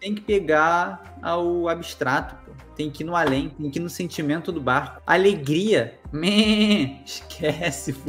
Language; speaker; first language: Portuguese; native; Portuguese